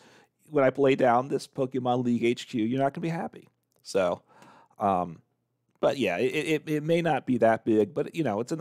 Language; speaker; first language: English; native; English